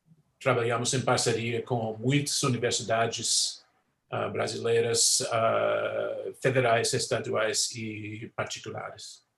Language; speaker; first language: Portuguese; non-native, fluent; English